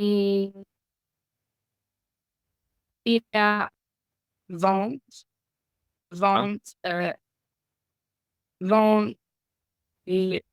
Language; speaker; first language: French; non-native, learner; Spanish